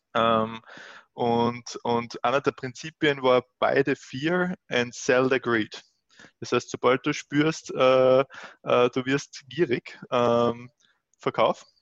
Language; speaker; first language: German; native; German